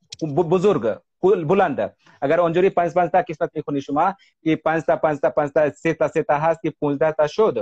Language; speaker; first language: Persian; non-native, fluent; Hindi